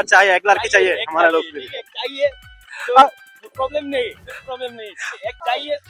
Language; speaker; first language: Hindi; non-native, learner; Bangla